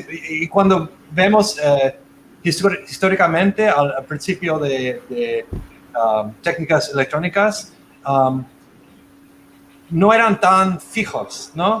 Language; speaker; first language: Spanish; non-native, fluent; English